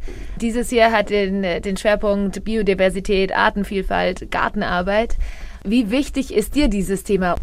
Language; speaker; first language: German; native; German